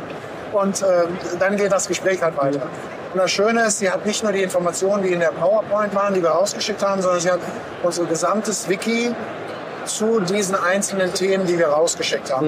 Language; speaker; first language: German; native; German